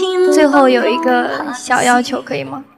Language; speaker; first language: Chinese; native; Chinese